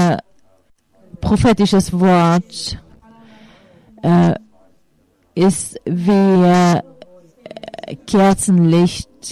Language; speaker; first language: German; non-native, fluent; Finnish